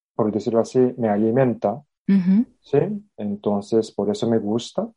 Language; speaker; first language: Spanish; non-native, fluent; Japanese